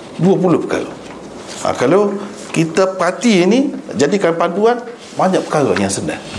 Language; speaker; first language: Malay; native; Malay